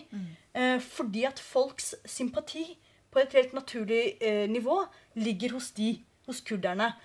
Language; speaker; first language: Norwegian; early bilingual, other home language; Kurdish